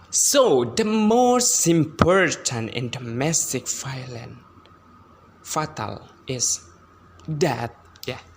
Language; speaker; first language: English; non-native, learner; Indonesian